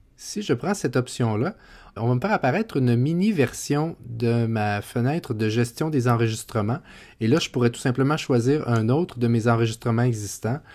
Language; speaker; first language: French; native; French